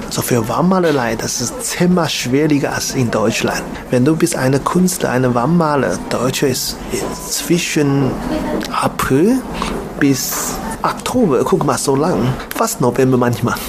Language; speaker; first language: German; non-native, learner; Chinese